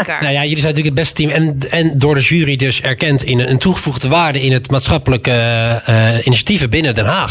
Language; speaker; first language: Dutch; native; Dutch